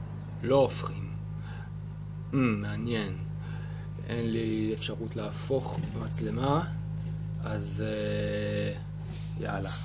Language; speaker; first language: Hebrew; native; Hebrew